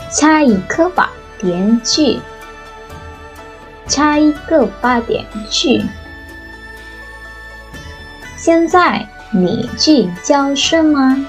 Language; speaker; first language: Chinese; non-native, fluent; Indonesian